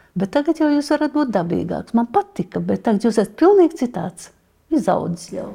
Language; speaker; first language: Latvian; native; Latvian